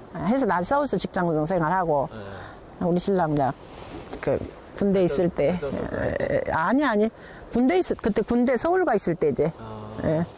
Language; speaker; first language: Korean; native; Korean